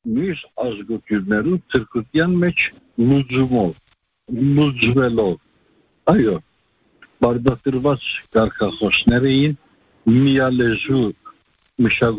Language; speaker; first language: Armenian; native; Armenian